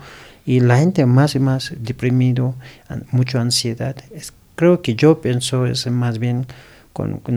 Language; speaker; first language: Spanish; non-native, learner; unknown